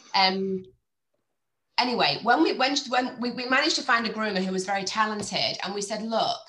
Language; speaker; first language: English; native; English